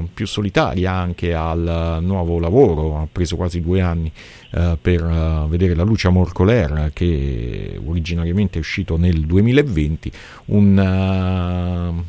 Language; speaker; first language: Italian; native; Italian